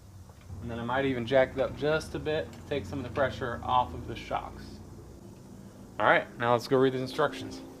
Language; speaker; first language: English; native; English